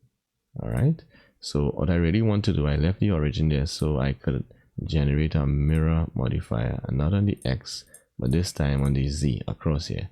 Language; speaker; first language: English; native; English